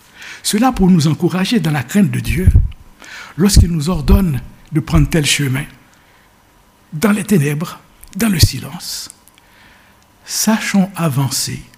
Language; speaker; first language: French; native; French